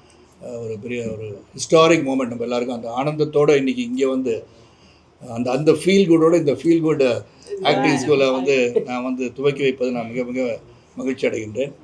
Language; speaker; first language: Tamil; native; Tamil